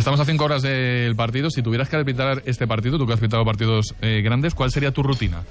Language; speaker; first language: Spanish; native; Spanish